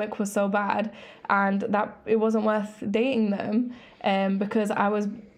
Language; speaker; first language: English; native; English